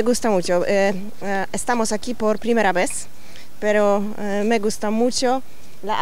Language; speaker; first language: Spanish; non-native, learner; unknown